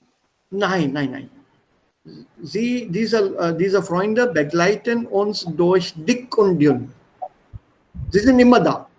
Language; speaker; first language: German; non-native, fluent; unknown